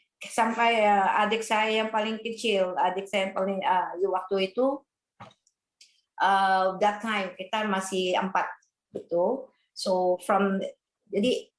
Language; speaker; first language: Indonesian; non-native, fluent; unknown